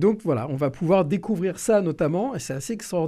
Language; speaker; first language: French; native; French